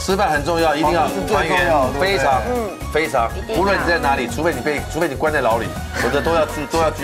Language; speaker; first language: Chinese; native; Chinese